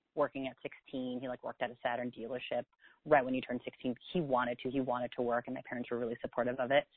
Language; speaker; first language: English; native; English